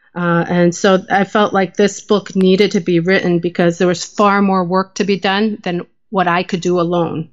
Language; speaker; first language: English; early bilingual, other home language; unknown